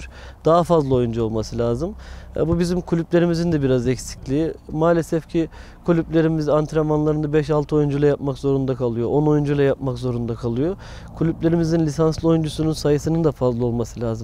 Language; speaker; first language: Turkish; native; Turkish